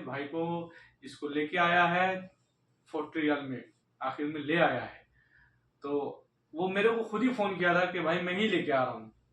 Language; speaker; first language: Hindi; native; Hindi